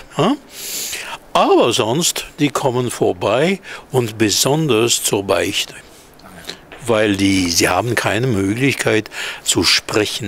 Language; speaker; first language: German; non-native, fluent; Hebrew